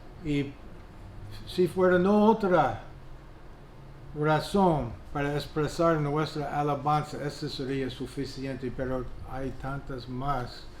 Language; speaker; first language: Spanish; non-native, fluent; English